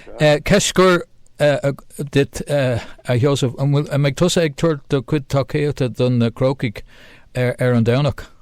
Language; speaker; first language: Irish; non-native, local second language; English